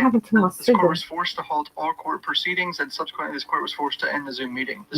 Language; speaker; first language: English; native; English